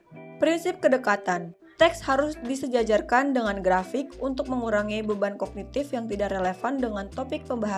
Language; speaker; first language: Indonesian; native; Indonesian